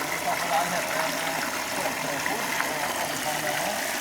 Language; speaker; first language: Norwegian; native; Norwegian